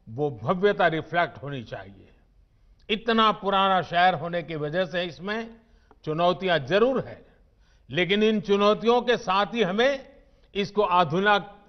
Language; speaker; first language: Hindi; non-native, local second language; Gujarati